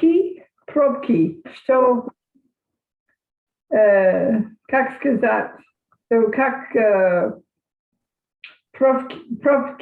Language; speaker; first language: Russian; non-native, learner; English